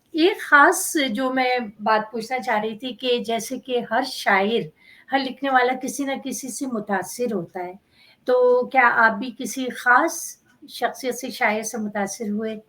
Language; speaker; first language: Urdu; native; Urdu